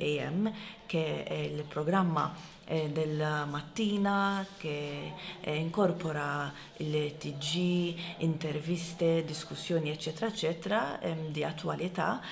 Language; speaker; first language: Italian; non-native, fluent; Maltese